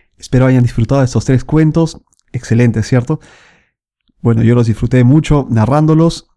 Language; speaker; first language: Spanish; native; Spanish